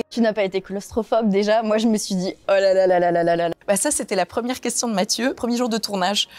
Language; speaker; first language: French; native; French